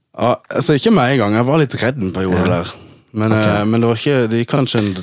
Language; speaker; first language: Norwegian; early bilingual, other home language; German